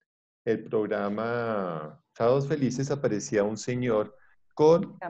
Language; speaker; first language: Spanish; native; Spanish